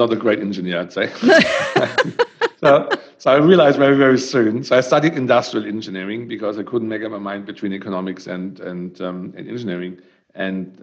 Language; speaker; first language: English; non-native, fluent; German